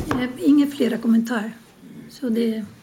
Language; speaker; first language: Swedish; non-native, fluent; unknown